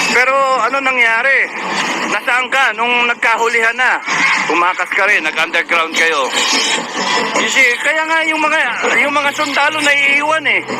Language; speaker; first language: Filipino; native; Filipino